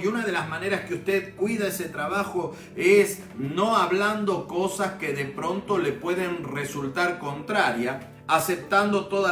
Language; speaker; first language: Spanish; native; Spanish